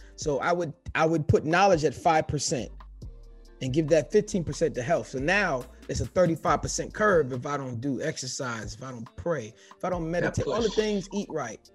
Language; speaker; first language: English; native; English